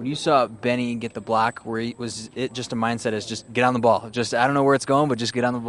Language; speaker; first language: English; native; English